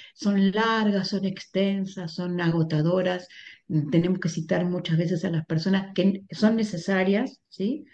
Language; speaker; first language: Spanish; native; Spanish